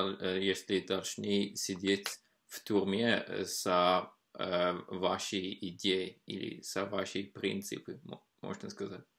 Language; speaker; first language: Russian; non-native, fluent; Norwegian